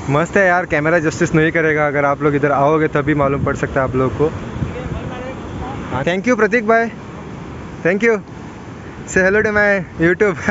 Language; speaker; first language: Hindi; non-native, local second language; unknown